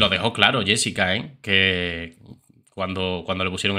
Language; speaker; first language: Spanish; native; Spanish